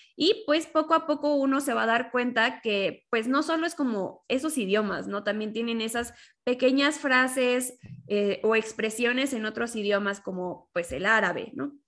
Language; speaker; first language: Spanish; native; Spanish